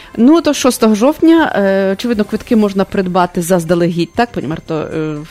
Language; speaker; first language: Ukrainian; native; Ukrainian